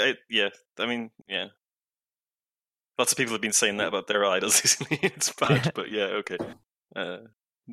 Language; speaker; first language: English; native; English